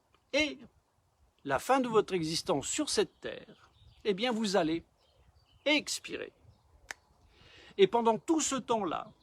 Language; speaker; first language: French; native; French